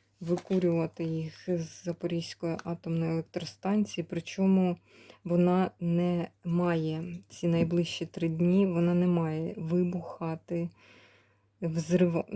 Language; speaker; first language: Ukrainian; native; Ukrainian